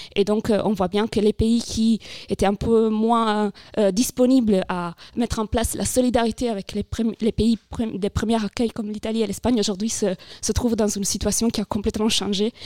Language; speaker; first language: French; non-native, fluent; Italian